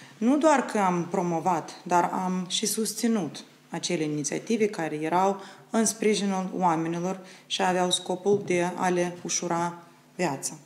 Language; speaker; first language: Romanian; native; Romanian